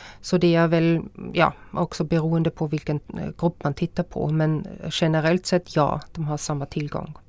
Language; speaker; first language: Swedish; non-native, fluent; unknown